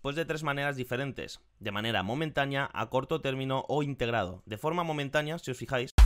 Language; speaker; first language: Spanish; native; Spanish